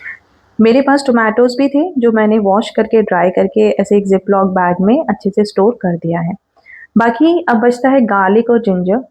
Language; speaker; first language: Hindi; native; Hindi